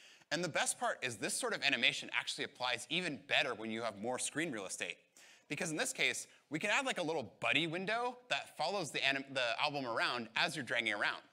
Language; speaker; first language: English; native; English